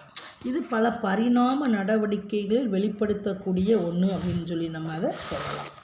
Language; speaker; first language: Tamil; native; Tamil